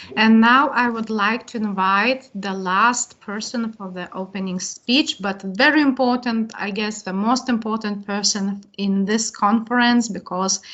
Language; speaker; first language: English; non-native, fluent; Lithuanian